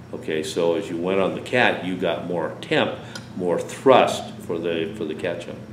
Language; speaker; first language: English; native; English